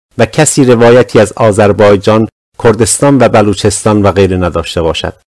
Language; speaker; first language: Persian; non-native, local second language; Azerbaijani